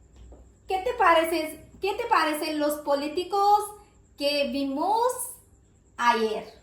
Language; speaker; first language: Spanish; non-native, fluent; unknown